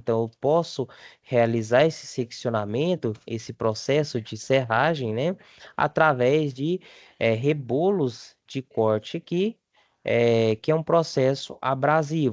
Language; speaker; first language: Portuguese; native; Portuguese